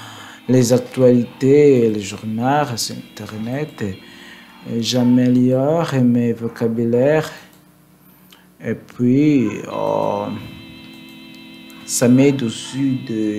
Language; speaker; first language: French; non-native, learner; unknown